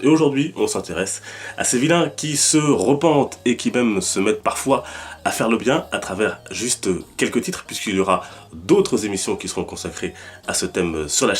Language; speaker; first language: French; native; French